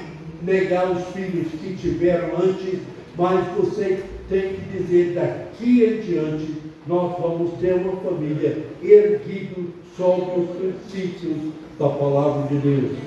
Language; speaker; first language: Portuguese; non-native, fluent; English